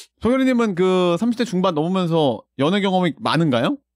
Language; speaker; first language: Korean; native; Korean